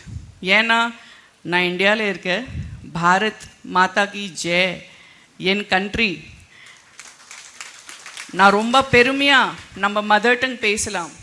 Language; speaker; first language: Tamil; non-native, local second language; Gujarati